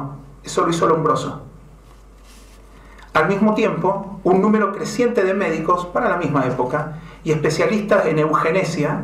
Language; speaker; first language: Spanish; native; Spanish